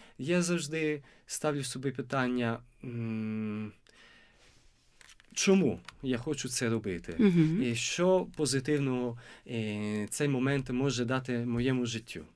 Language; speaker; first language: Ukrainian; non-native, fluent; Italian